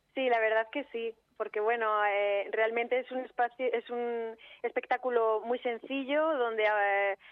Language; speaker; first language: Spanish; native; Spanish